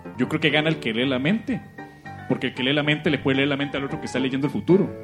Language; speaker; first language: Spanish; native; Spanish